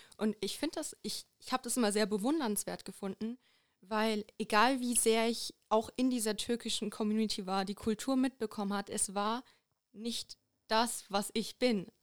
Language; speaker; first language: German; native; German